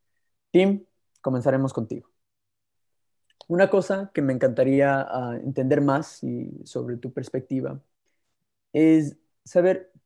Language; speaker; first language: Spanish; early bilingual, heritage; Spanish